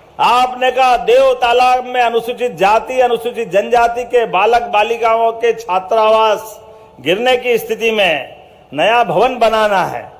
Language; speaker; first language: Hindi; native; Hindi